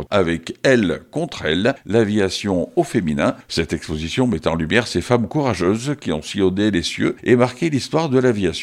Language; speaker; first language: French; native; French